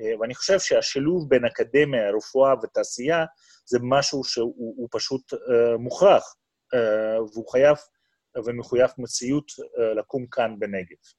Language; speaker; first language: Hebrew; non-native, fluent; Russian